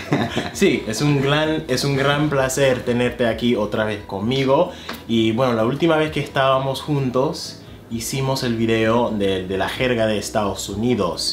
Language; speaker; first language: Spanish; non-native, fluent; English